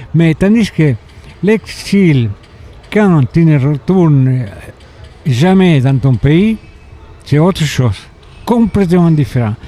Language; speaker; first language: French; non-native, fluent; Spanish